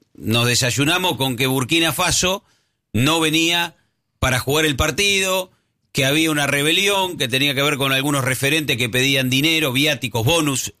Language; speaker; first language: Spanish; native; Spanish